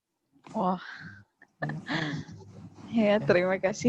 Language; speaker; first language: Indonesian; non-native, fluent; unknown